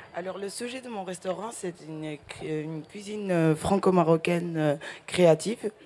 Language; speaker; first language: French; early bilingual, other home language; Spanish